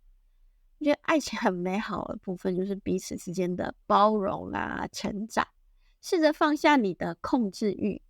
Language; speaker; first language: Chinese; native; Chinese